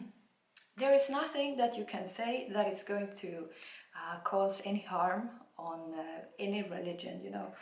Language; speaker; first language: English; non-native, fluent; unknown